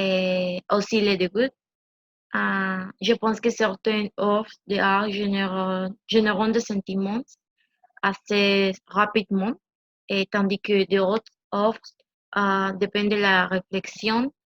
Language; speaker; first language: French; non-native, learner; Spanish